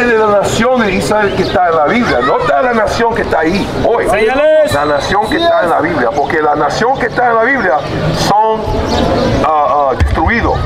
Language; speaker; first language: Spanish; early bilingual, heritage; Spanish